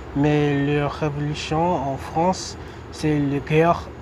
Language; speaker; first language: French; non-native, learner; English